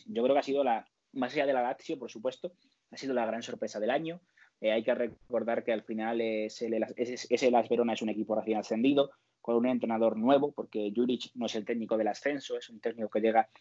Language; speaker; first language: Spanish; native; Spanish